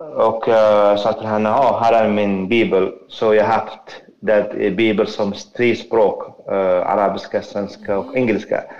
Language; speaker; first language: Swedish; non-native, fluent; Arabic